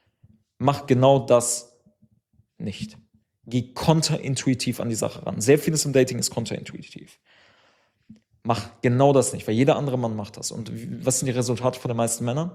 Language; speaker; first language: German; native; German